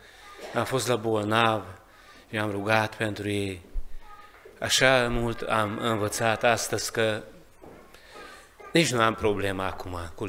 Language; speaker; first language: Romanian; non-native, learner; Hungarian